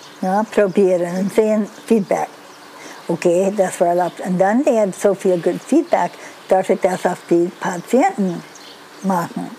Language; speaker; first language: German; non-native, learner; English